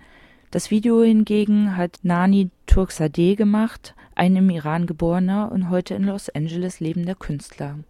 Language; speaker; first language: German; native; German